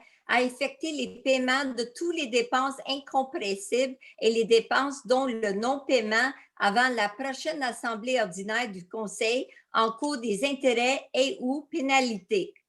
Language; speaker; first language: French; native; French